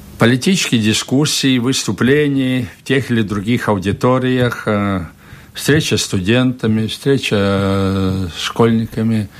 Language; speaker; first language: Russian; non-native, local second language; Latvian